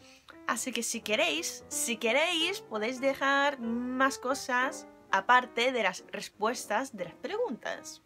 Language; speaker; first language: Spanish; non-native, fluent; Japanese